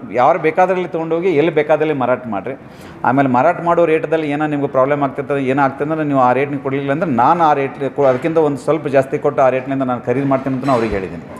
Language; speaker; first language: Kannada; native; Kannada